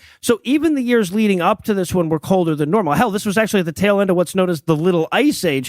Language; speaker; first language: English; native; English